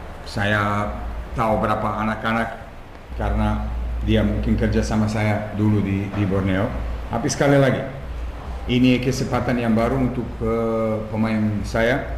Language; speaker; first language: Indonesian; non-native, fluent; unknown